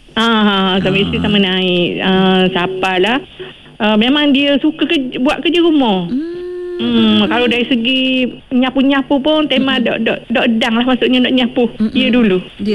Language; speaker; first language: Malay; native; Malay